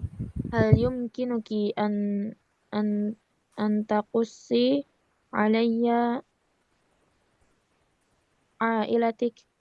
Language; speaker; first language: Arabic; non-native, learner; Indonesian